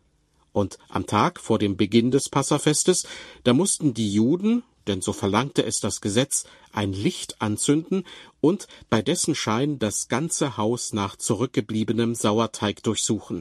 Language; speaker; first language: German; native; German